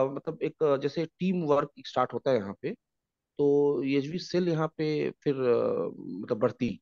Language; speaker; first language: Hindi; native; Hindi